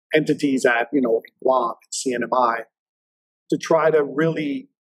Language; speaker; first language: English; native; English